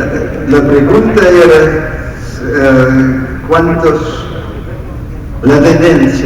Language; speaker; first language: Spanish; non-native, fluent; English